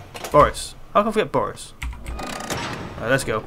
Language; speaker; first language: English; native; English